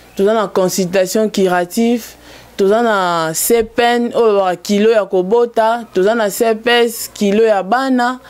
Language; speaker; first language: Lingala; native; Lingala